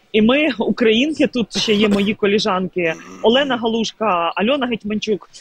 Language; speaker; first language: Ukrainian; native; Ukrainian